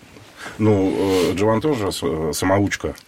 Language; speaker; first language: Russian; native; Russian